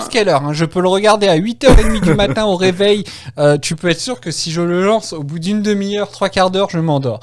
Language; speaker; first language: French; native; French